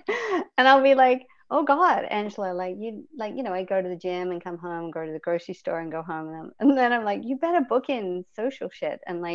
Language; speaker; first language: English; native; English